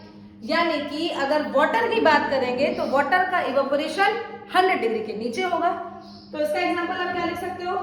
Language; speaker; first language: Hindi; native; Hindi